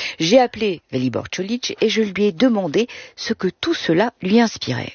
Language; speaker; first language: French; native; French